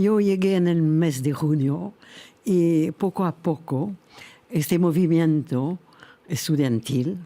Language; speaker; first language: Spanish; non-native, fluent; French